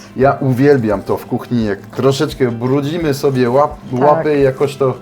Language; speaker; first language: Polish; non-native, fluent; French